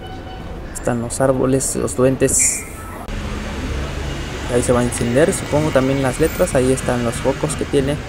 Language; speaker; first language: Spanish; native; Spanish